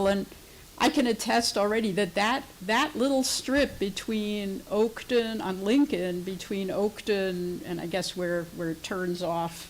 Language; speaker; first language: English; native; English